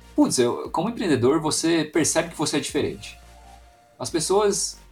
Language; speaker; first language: Portuguese; native; Portuguese